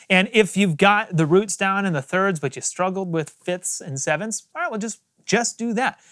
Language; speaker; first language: English; native; English